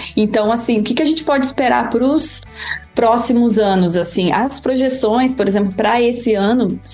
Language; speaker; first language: Portuguese; native; Portuguese